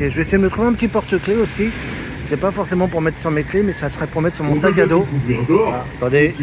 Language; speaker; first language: French; native; French